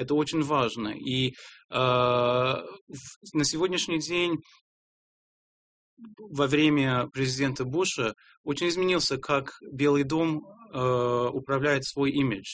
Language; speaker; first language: Russian; non-native, fluent; English